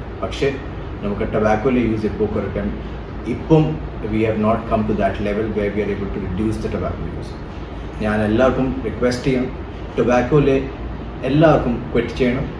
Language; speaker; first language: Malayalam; non-native, learner; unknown